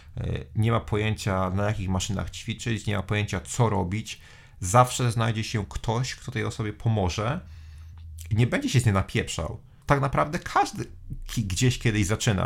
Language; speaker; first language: Polish; native; Polish